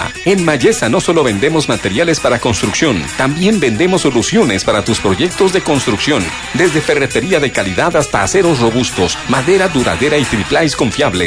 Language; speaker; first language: Spanish; native; Spanish